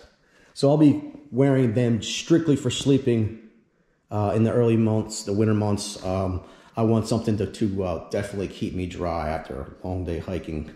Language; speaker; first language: English; native; English